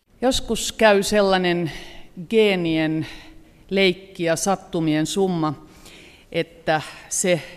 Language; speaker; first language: Finnish; native; Finnish